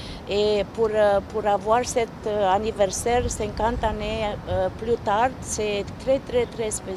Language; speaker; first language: French; non-native, learner; Romanian